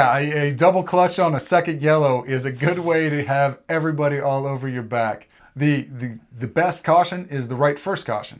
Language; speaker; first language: English; native; English